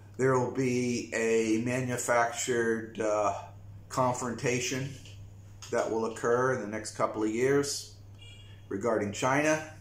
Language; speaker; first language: English; native; English